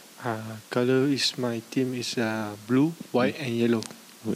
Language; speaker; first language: English; non-native, learner; Malay